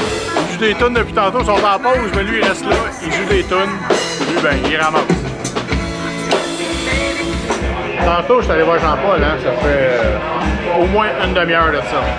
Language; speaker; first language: French; native; French